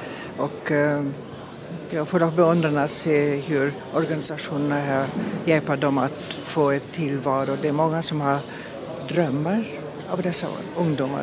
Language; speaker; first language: Swedish; non-native, fluent; German